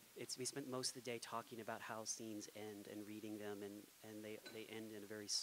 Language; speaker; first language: English; native; English